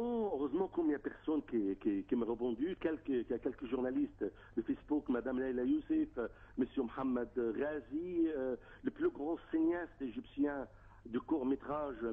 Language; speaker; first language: French; non-native, fluent; Arabic